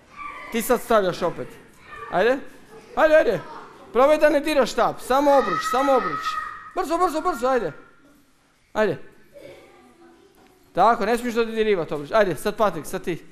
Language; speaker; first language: Croatian; native; Croatian